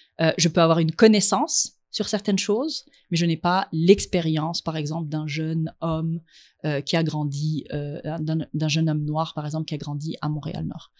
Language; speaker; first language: French; early bilingual, other home language; Arabic